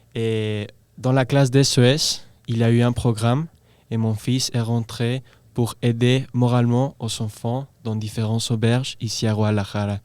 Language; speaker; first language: French; non-native, learner; Spanish